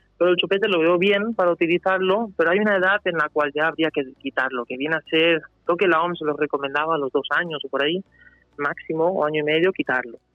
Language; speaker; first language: Spanish; native; Spanish